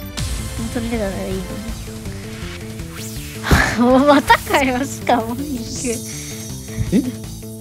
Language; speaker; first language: Japanese; native; Japanese